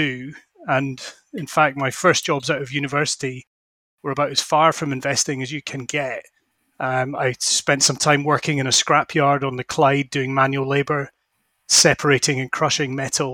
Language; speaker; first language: English; native; English